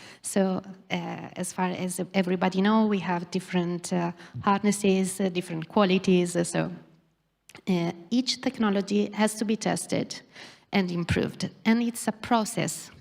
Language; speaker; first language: English; non-native, fluent; Italian